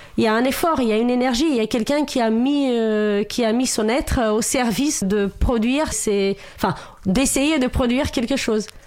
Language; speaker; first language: French; non-native, fluent; Romanian